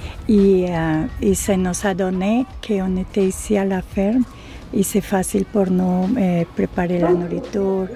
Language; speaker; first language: French; non-native, learner; Spanish